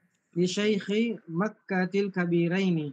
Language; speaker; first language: Arabic; non-native, learner; Filipino